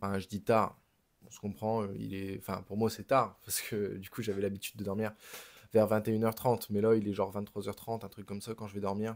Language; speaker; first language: French; native; French